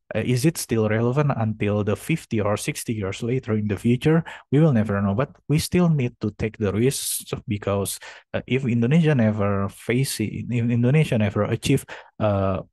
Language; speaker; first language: English; non-native, fluent; Indonesian